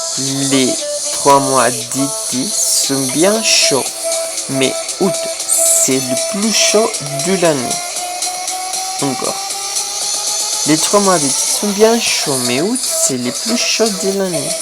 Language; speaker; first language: French; non-native, fluent; Spanish